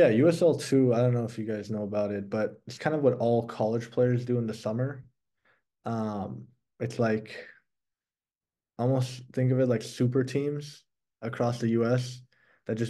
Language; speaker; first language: English; early bilingual, other home language; Persian